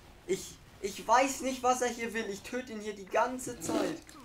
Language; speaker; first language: German; native; German